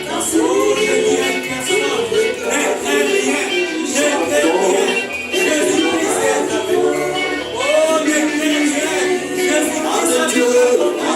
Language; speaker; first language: French; non-native, local second language; Lingala